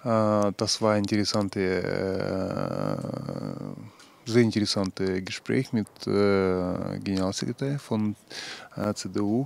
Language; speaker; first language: German; non-native, fluent; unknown